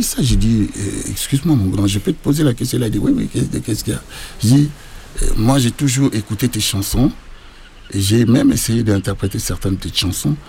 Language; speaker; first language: French; non-native, local second language; Lingala